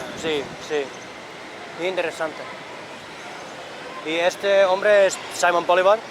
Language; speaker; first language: Spanish; non-native, learner; Finnish